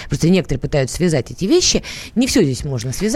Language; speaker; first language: Russian; native; Russian